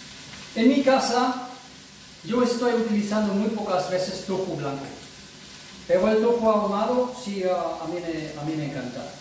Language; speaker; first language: Spanish; non-native, fluent; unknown